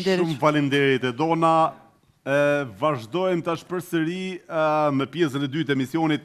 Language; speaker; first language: Albanian; native; Albanian